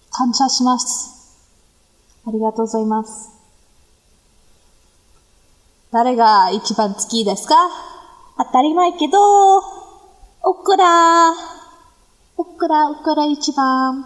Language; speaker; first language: Japanese; non-native, learner; English